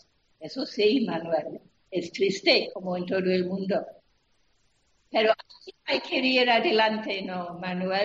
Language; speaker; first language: Spanish; non-native, fluent; English